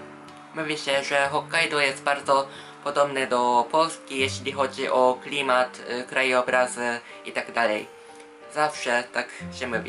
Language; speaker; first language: Polish; non-native, fluent; Japanese